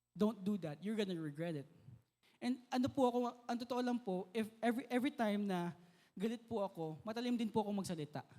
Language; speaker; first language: Filipino; native; Filipino